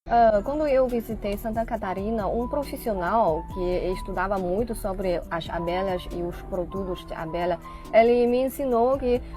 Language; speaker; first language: Portuguese; non-native, fluent; Chinese